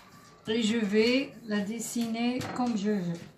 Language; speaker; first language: French; non-native, local second language; Arabic